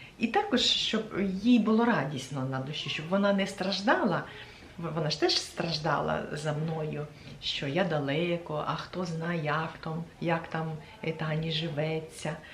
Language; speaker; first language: Ukrainian; native; Ukrainian